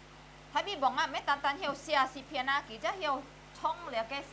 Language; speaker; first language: Chinese; early bilingual, heritage; Hakka Chinese